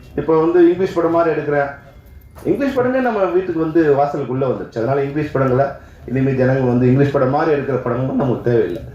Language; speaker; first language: Tamil; native; Tamil